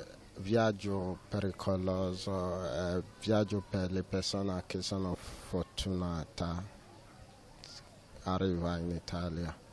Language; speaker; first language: Italian; non-native, learner; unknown